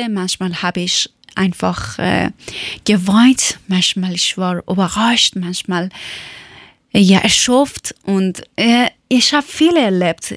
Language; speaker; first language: German; non-native, learner; Persian